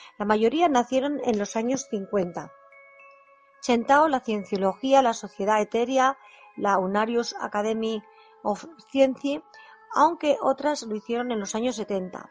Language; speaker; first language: Spanish; native; Spanish